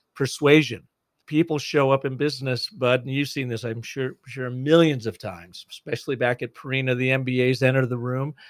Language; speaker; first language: English; native; English